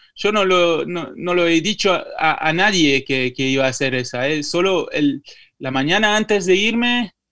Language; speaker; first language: Spanish; non-native, fluent; French